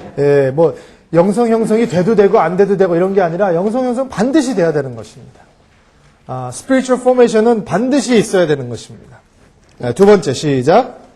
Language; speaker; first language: Korean; early bilingual, heritage; Korean